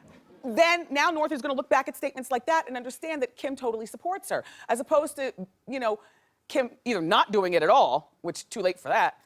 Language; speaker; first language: English; native; English